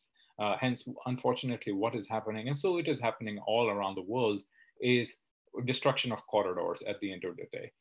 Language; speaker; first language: English; non-native, local second language; Hindi